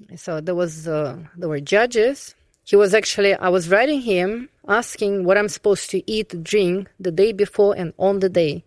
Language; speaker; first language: English; non-native, fluent; Russian